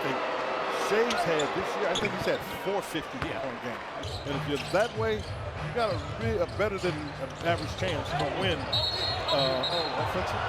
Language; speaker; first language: English; native; English